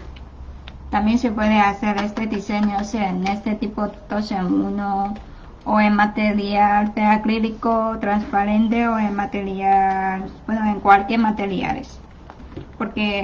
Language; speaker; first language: Spanish; non-native, learner; Chinese